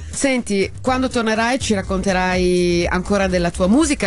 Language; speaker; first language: Italian; native; Italian